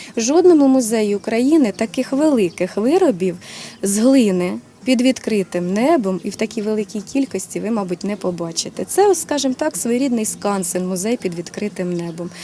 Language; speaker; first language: Ukrainian; native; Ukrainian